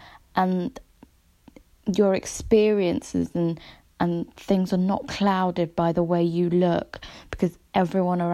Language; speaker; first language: English; native; English